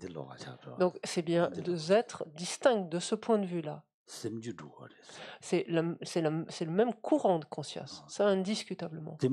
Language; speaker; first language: French; native; French